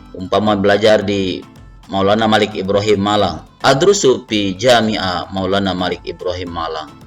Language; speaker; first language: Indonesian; native; Indonesian